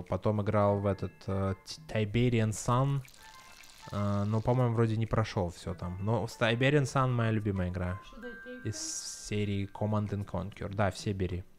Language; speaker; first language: Russian; native; Russian